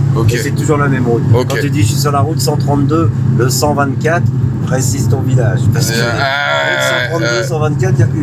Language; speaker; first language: French; native; French